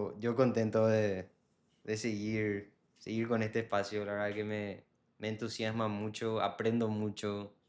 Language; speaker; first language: Spanish; native; Spanish